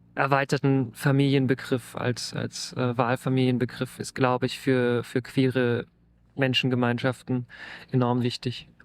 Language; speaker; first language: German; native; German